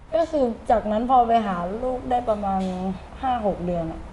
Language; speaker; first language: Thai; native; Thai